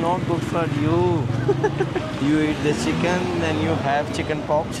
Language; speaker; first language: English; non-native, learner; Urdu